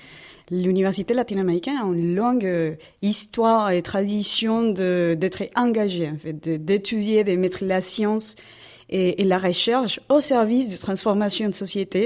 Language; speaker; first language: French; non-native, fluent; Spanish